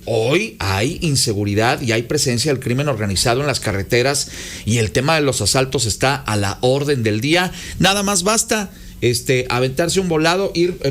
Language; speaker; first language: Spanish; native; Spanish